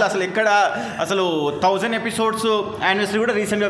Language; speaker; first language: Telugu; native; Telugu